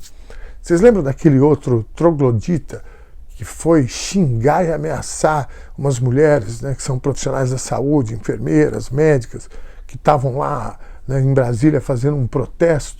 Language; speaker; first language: Portuguese; native; Portuguese